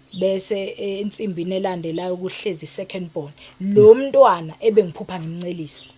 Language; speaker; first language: Zulu; native; Zulu